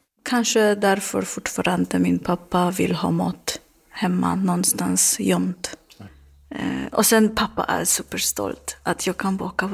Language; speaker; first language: Swedish; non-native, learner; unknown